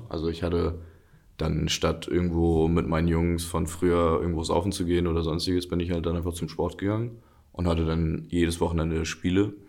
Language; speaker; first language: German; early bilingual, other home language; Russian